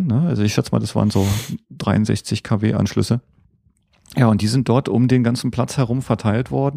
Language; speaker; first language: German; native; German